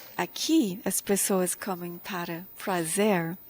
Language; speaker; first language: Portuguese; non-native, fluent; English